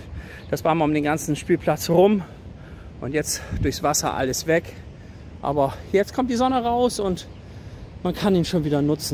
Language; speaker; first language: German; native; German